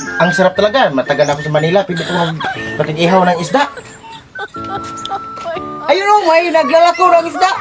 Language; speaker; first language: Filipino; non-native, local second language; Cebuano